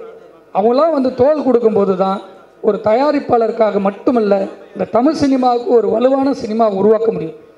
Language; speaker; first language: Tamil; native; Tamil